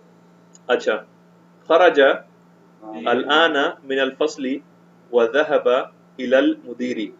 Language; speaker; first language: Arabic; non-native, fluent; Urdu